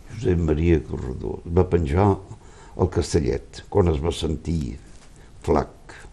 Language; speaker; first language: Catalan; early bilingual, heritage; Catalan